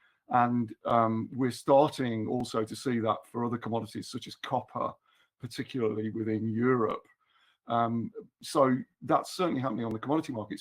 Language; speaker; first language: English; native; English